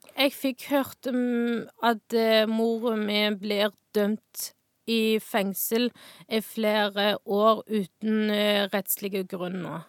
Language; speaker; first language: Norwegian; non-native, fluent; Uyghur